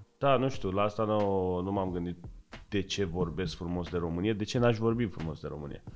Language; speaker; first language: Romanian; non-native, fluent; Persian